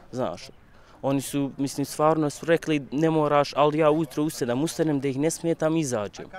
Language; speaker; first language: Croatian; non-native, learner; Kurdish